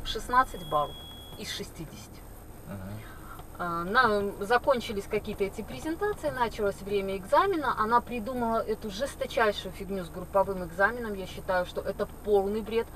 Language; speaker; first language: Russian; native; Russian